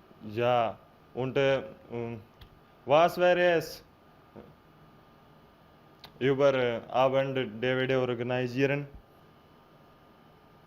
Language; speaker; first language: German; non-native, learner; Hindi